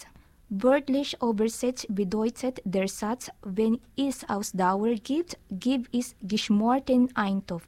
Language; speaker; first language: German; non-native, learner; Filipino